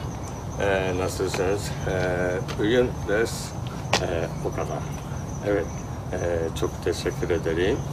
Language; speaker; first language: Turkish; non-native, learner; Japanese